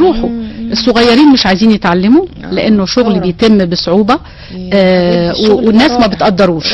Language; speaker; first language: Arabic; native; Arabic